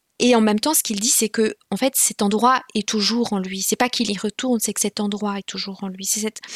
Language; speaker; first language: French; non-native, local second language; Kinyarwanda